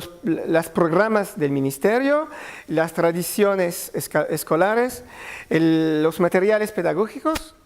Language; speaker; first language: Spanish; non-native, learner; French